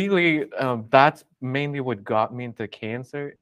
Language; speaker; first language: English; non-native, local second language; Cantonese